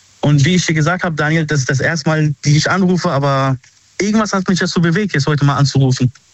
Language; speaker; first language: German; early bilingual, other home language; Arabic